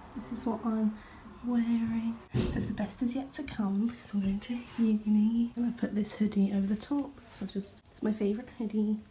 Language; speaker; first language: English; native; English